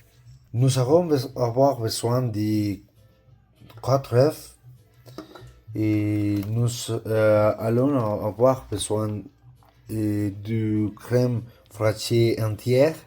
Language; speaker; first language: French; non-native, learner; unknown